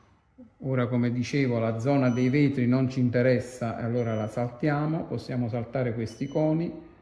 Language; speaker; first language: Italian; native; Italian